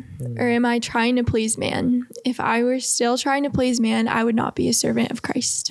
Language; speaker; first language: English; native; English